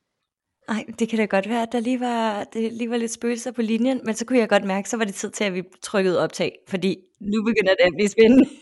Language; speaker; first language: Danish; native; Danish